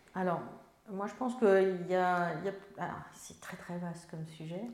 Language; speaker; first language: French; native; French